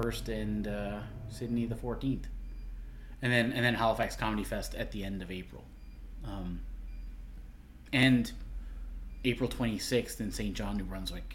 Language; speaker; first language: English; native; English